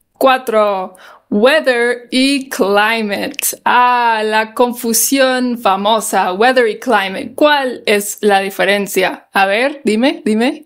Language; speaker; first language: Spanish; non-native, fluent; English